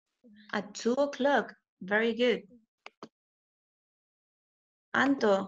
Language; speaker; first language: English; non-native, fluent; Spanish